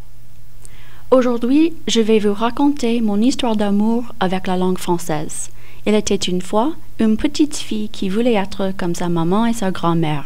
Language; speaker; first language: French; non-native, fluent; English